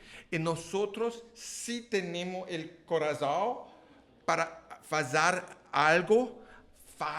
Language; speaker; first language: Portuguese; non-native, learner; English